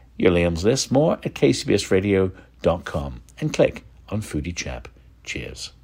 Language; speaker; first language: English; native; English